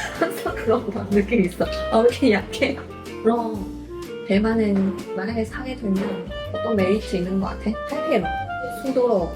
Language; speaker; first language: Korean; non-native, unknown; Chinese